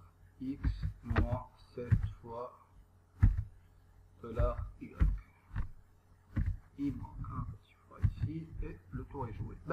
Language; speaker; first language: French; non-native, local second language; Arabic